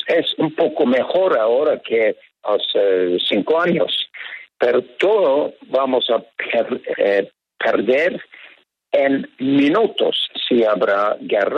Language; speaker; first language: Spanish; non-native, fluent; Norwegian